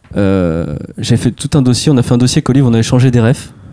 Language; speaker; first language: French; native; French